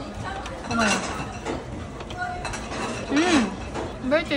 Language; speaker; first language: English; non-native, local second language; Assamese